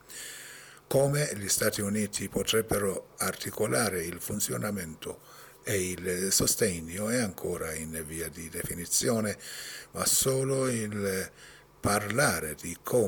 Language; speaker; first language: Italian; non-native, fluent; Persian